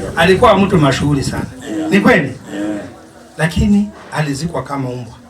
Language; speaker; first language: Swahili; non-native, local second language; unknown